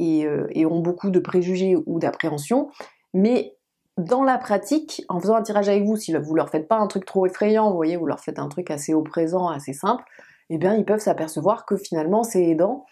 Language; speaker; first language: French; native; French